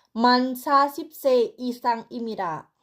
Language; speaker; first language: Korean; non-native, learner; Thai